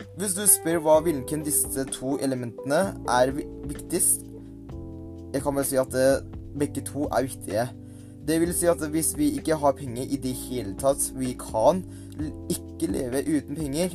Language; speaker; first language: Norwegian; non-native, learner; Thai